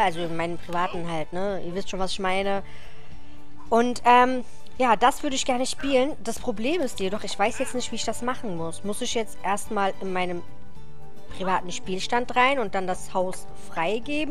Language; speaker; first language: German; native; German